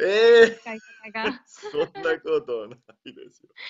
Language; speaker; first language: Japanese; non-native, learner; Italian